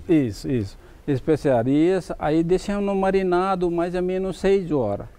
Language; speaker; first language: Portuguese; non-native, learner; Hindi